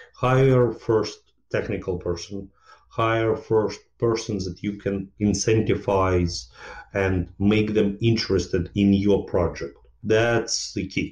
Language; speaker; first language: English; non-native, fluent; Ukrainian